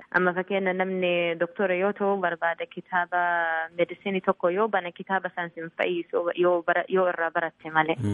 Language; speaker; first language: Oromo; early bilingual, heritage; Oromo